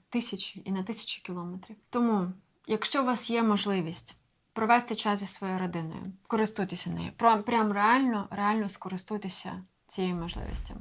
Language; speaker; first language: Ukrainian; native; Ukrainian